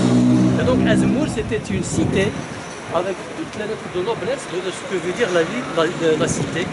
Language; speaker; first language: French; non-native, local second language; Arabic